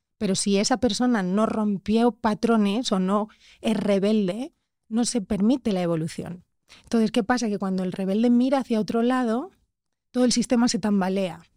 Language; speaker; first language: Spanish; native; Spanish